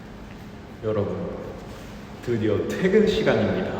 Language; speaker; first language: Korean; native; Korean